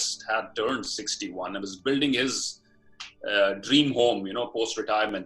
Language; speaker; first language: English; non-native, local second language; Punjabi